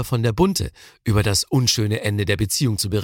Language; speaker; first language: German; native; German